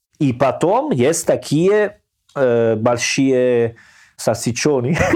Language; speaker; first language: Russian; non-native, learner; Italian